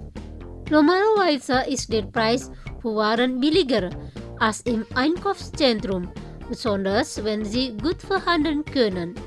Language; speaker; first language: German; non-native, fluent; Indonesian